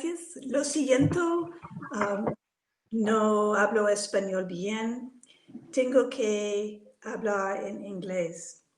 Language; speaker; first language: Spanish; non-native, learner; English